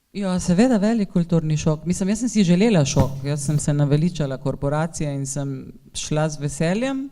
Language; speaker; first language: Slovenian; native; Slovenian